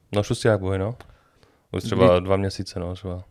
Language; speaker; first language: Czech; native; Czech